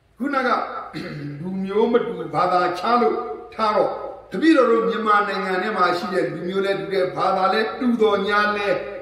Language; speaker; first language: Burmese; native; Burmese